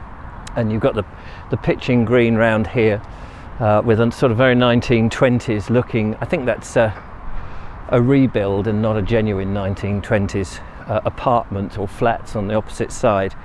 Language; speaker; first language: English; native; English